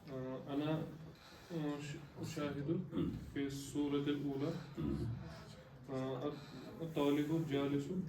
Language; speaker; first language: Arabic; non-native, learner; Urdu